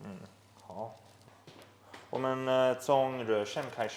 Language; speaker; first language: Chinese; non-native, learner; English